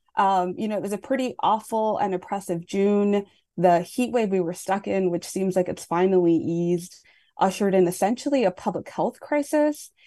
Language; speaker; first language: English; native; English